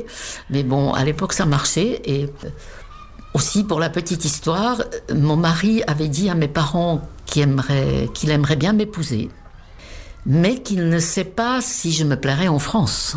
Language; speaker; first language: French; non-native, fluent; Czech